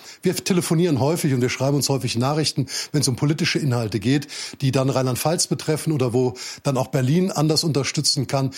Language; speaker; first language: German; native; German